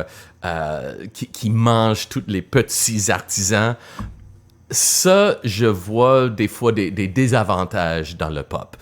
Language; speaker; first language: French; non-native, local second language; English